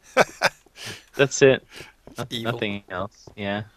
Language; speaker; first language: English; native; English